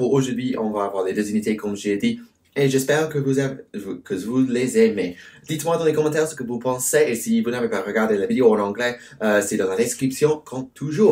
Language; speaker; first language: French; non-native, fluent; English